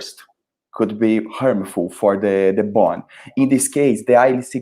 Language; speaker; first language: English; non-native, fluent; Portuguese